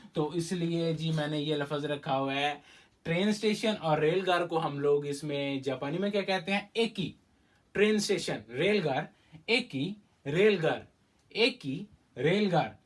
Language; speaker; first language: Urdu; native; Urdu